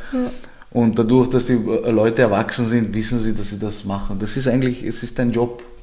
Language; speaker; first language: German; early bilingual, other home language; Georgian